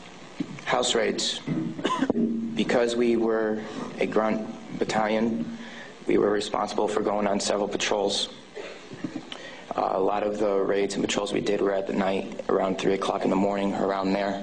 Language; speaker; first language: English; native; English